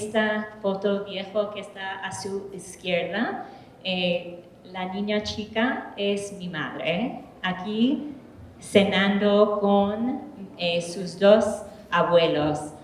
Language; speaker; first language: Spanish; early bilingual, heritage; English